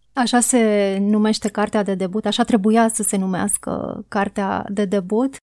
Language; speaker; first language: Romanian; native; Romanian